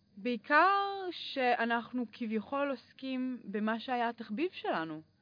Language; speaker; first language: Hebrew; early bilingual, other home language; English